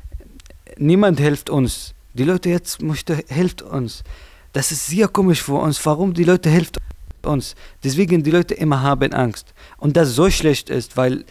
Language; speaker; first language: German; non-native, learner; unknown